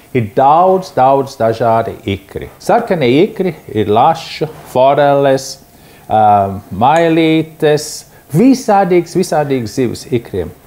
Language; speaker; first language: Latvian; early bilingual, heritage; Latvian